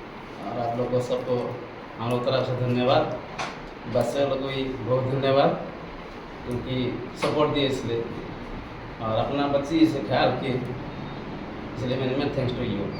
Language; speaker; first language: Hindi; non-native, local second language; Odia